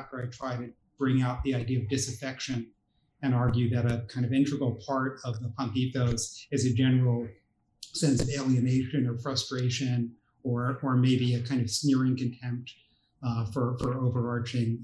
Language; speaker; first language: English; native; English